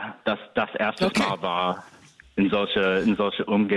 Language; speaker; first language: German; non-native, fluent; English